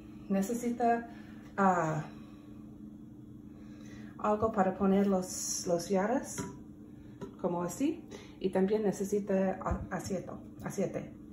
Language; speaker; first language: Spanish; non-native, learner; English